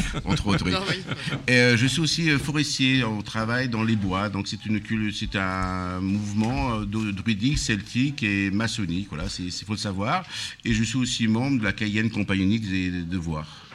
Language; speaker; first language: French; native; French